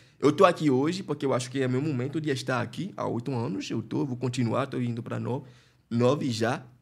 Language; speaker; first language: Portuguese; non-native, fluent; Fon